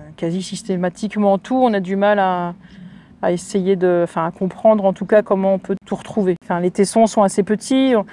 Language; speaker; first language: French; native; French